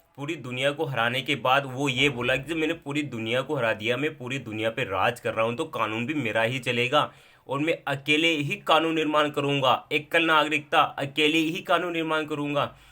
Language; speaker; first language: Hindi; native; Hindi